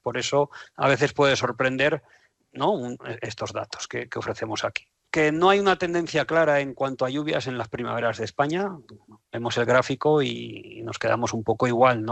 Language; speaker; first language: Spanish; native; Spanish